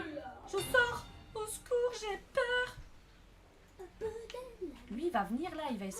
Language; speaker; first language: French; native; French